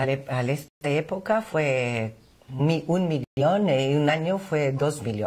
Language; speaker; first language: Spanish; non-native, fluent; English